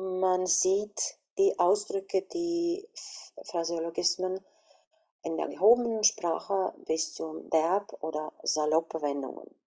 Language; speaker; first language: German; non-native, fluent; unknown